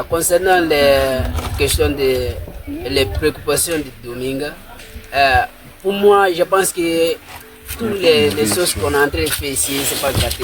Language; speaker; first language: French; non-native, learner; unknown